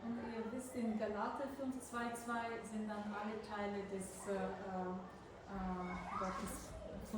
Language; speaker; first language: German; non-native, fluent; Bulgarian